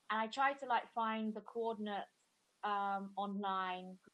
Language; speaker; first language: English; native; English